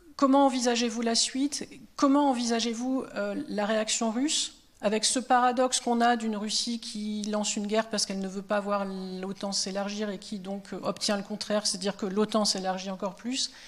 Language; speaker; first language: French; native; French